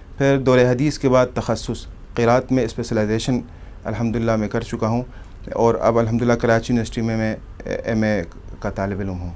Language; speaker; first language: Urdu; non-native, local second language; Khowar